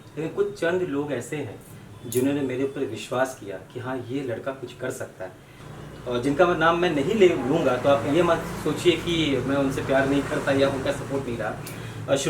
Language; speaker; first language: Hindi; non-native, local second language; Bangla